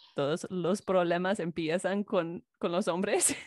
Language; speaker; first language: Spanish; non-native, fluent; English